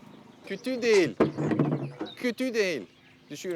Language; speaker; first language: Turkish; non-native, learner; Dutch